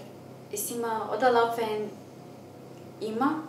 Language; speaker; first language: German; non-native, learner; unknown